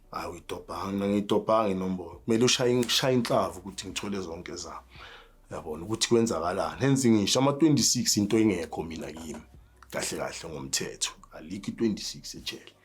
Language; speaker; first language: Zulu; native; Zulu